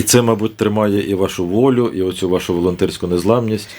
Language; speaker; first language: Ukrainian; native; Ukrainian